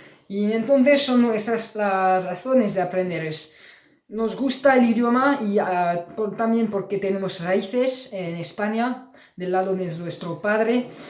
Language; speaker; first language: Spanish; non-native, learner; French